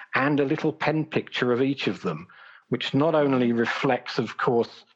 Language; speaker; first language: English; native; English